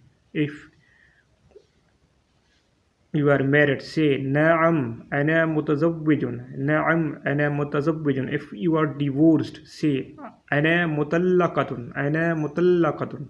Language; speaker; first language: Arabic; non-native, fluent; Urdu